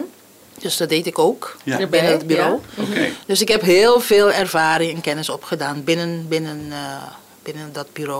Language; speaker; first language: Dutch; non-native, local second language; Papiamento